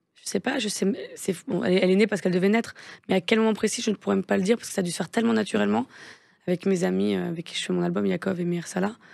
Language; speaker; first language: French; native; French